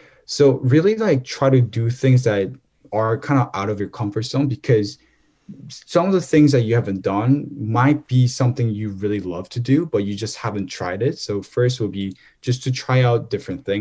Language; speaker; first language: English; non-native, fluent; Korean